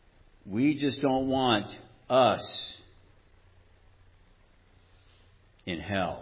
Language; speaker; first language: English; native; English